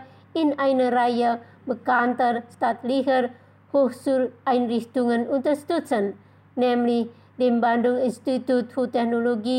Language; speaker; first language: German; non-native, fluent; Indonesian